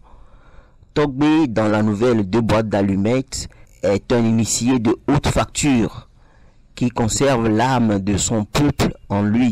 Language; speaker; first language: French; non-native, local second language; Ewe